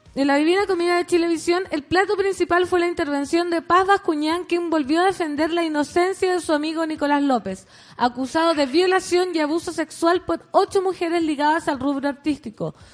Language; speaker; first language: Spanish; native; Spanish